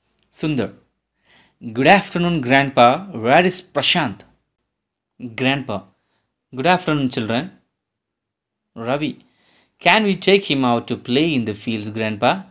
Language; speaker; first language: English; non-native, local second language; Tamil